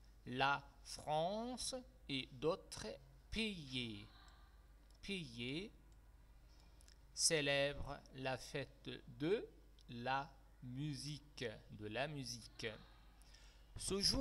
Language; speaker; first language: French; non-native, fluent; Arabic